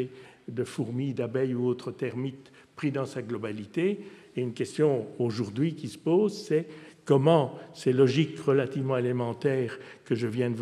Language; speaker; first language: French; native; French